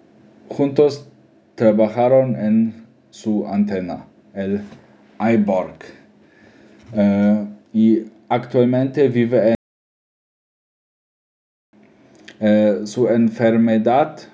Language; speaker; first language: Spanish; non-native, learner; German